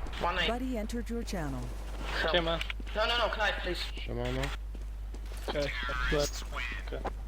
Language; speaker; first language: English; non-native, learner; Polish